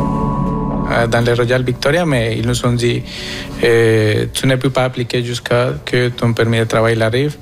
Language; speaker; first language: French; non-native, fluent; Spanish